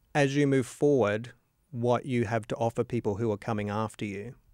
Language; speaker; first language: English; native; English